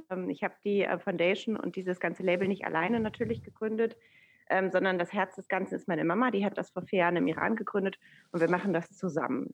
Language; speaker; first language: German; early bilingual, other home language; Persian